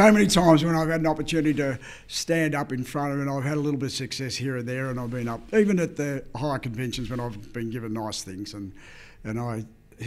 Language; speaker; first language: English; native; English